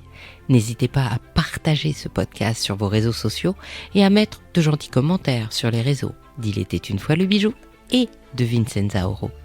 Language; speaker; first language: French; native; French